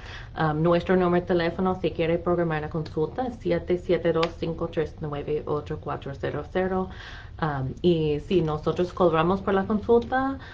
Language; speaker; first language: Spanish; non-native, fluent; English